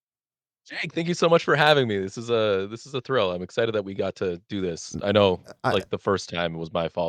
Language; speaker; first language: English; native; English